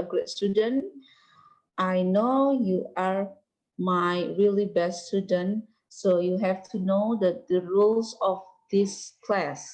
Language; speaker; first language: English; non-native, learner; Indonesian